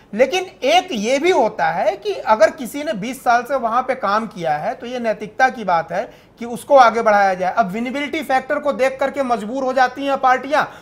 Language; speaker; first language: Hindi; native; Hindi